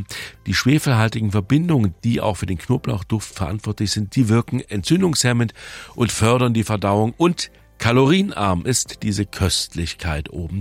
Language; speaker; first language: German; native; German